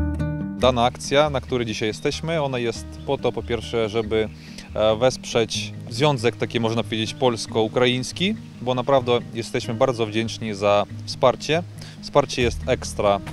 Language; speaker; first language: Polish; non-native, fluent; Ukrainian